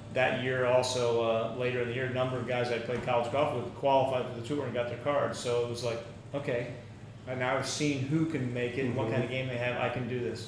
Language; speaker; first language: English; native; English